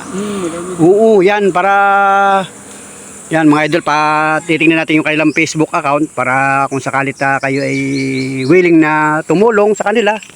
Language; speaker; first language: Filipino; native; Filipino